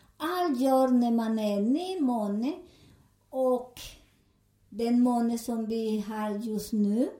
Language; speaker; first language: Swedish; non-native, learner; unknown